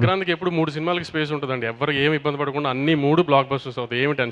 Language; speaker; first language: Telugu; native; Telugu